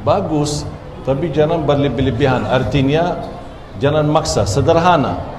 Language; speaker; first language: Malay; non-native, fluent; Arabic